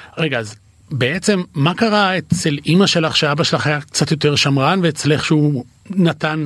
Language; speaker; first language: Hebrew; native; Hebrew